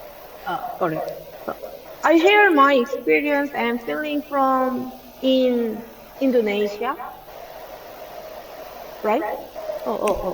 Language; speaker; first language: English; non-native, learner; Korean